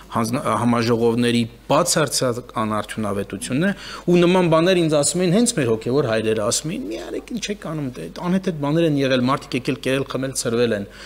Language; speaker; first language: Armenian; early bilingual, heritage; Armenian